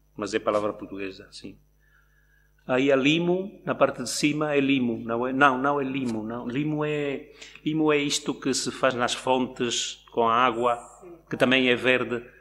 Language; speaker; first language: Portuguese; native; Portuguese